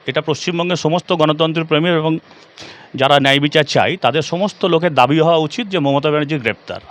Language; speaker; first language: Bangla; native; Bangla